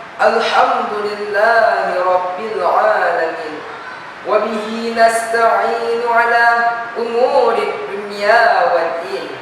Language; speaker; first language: Arabic; non-native, learner; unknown